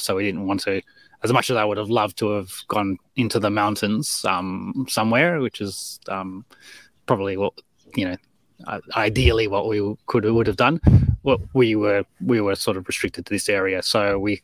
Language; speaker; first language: English; native; English